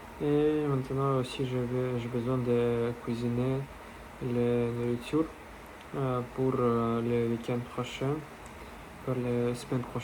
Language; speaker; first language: French; non-native, learner; Russian